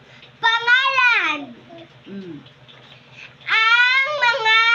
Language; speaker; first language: Filipino; non-native, local second language; Cebuano